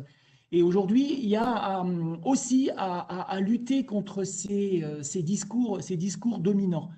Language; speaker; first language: French; native; French